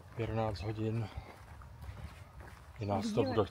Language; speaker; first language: Czech; native; Czech